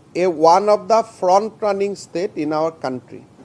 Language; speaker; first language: English; non-native, local second language; Assamese